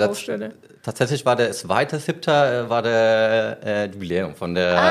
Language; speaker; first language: German; non-native, learner; Spanish